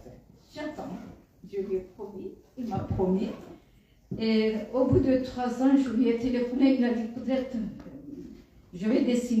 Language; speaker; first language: French; non-native, fluent; Kurdish